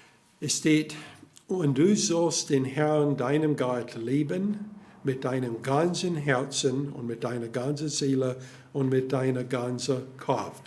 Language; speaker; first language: German; non-native, fluent; English